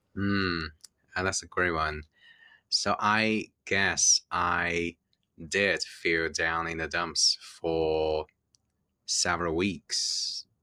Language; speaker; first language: English; non-native, fluent; Chinese